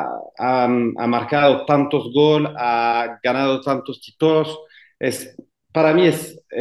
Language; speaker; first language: Spanish; non-native, fluent; French